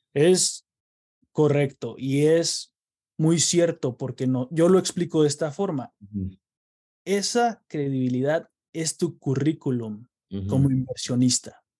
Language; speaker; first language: Spanish; native; Spanish